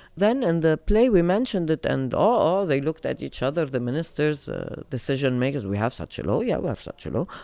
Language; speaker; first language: English; non-native, fluent; Arabic